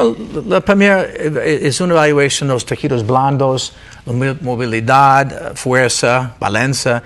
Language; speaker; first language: Spanish; non-native, learner; English